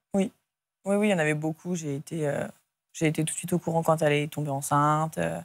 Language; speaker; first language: French; native; French